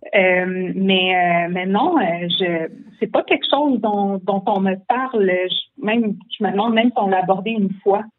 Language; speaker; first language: French; native; French